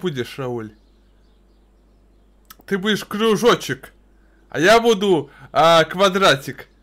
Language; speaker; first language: Russian; native; Russian